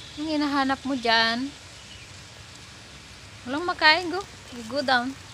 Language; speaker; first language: Filipino; native; Filipino